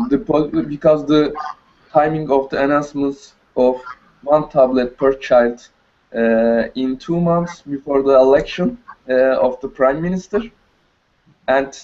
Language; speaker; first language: English; non-native, learner; Turkish